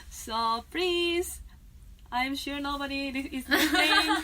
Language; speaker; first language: English; non-native, fluent; Japanese